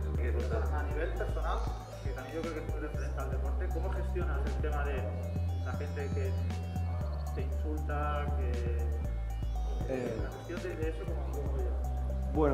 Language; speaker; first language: Spanish; native; Spanish